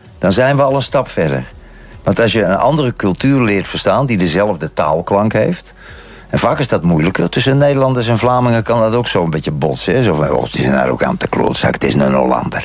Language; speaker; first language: Dutch; native; Dutch